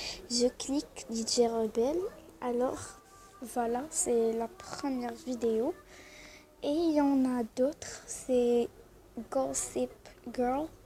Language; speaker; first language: French; non-native, learner; Arabic